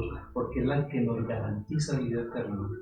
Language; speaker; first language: Spanish; native; Spanish